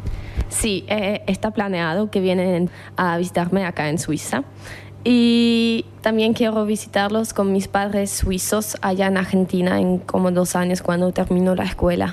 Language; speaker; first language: Spanish; non-native, fluent; German